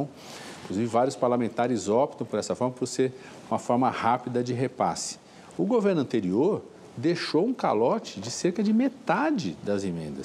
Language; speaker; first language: Portuguese; native; Portuguese